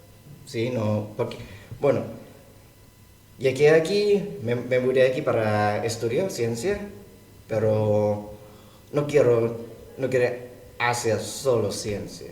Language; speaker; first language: Spanish; non-native, learner; Thai